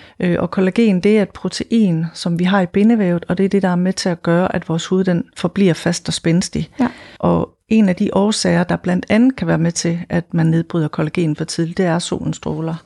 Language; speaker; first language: Danish; native; Danish